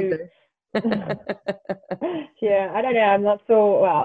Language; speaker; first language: English; non-native, fluent; German